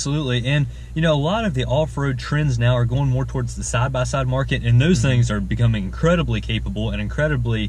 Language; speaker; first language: English; native; English